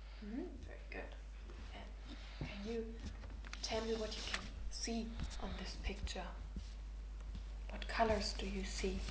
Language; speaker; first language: English; non-native, fluent; German